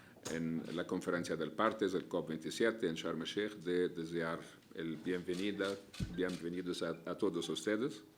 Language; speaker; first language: Spanish; non-native, fluent; Arabic